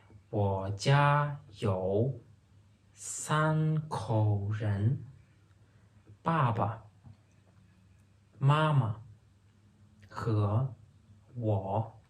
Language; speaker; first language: Chinese; non-native, fluent; Turkmen